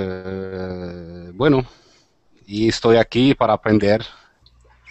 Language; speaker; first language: Spanish; non-native, learner; Arabic